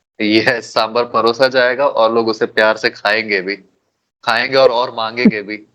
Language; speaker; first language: Hindi; non-native, local second language; Tulu